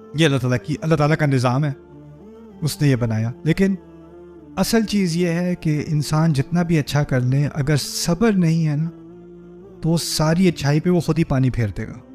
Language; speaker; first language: Urdu; early bilingual, heritage; Urdu